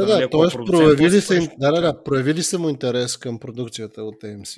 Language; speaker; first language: Bulgarian; native; Bulgarian